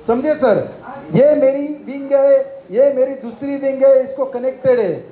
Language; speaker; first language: Hindi; non-native, local second language; Marathi